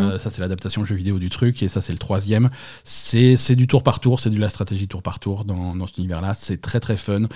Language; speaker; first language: French; native; French